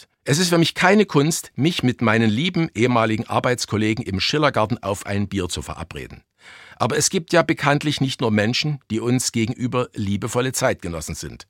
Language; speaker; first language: German; native; German